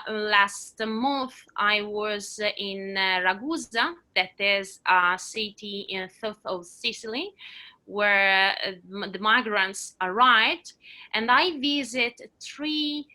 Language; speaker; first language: English; non-native, learner; Italian